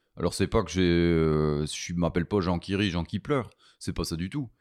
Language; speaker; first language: French; native; French